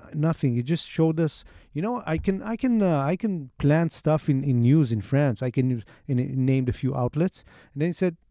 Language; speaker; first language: English; non-native, fluent; Hebrew